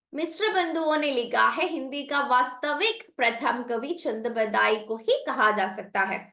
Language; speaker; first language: Hindi; non-native, local second language; Malayalam